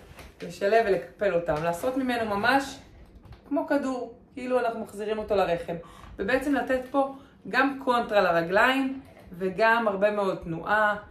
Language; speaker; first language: Hebrew; native; Hebrew